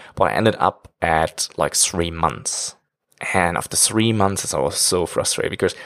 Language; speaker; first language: English; non-native, fluent; German